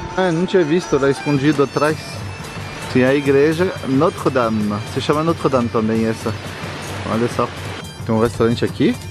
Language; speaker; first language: Portuguese; native; Portuguese